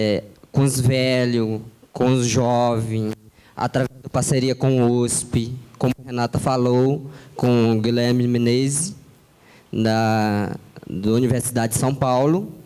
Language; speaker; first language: Portuguese; non-native, local second language; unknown